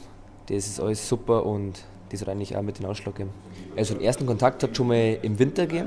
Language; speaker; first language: German; native; German